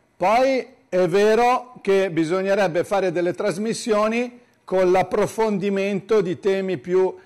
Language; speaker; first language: Italian; native; Italian